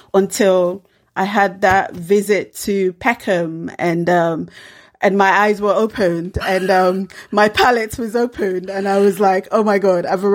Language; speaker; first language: English; non-native, local second language; Krio